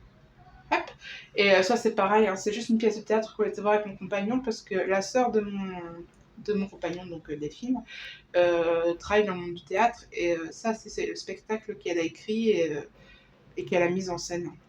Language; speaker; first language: French; native; French